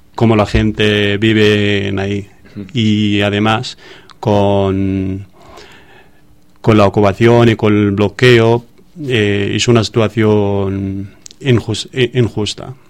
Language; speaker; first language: Spanish; non-native, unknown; Arabic